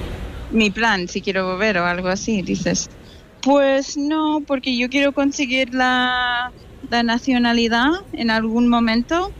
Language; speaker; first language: Spanish; non-native, fluent; English